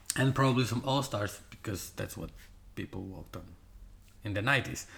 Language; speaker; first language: English; non-native, fluent; Portuguese